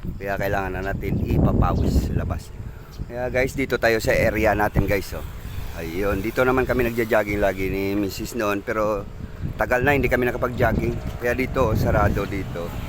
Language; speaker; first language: Filipino; non-native, local second language; Cebuano